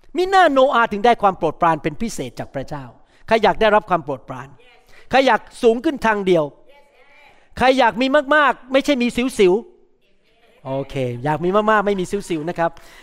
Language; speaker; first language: Thai; native; Thai